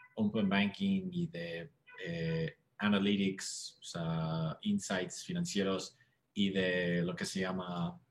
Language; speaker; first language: Spanish; non-native, fluent; English